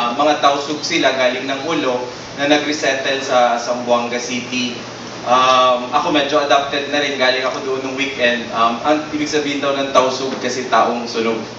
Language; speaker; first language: Filipino; non-native, local second language; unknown